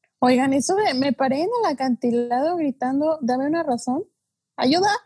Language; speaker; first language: Spanish; native; Spanish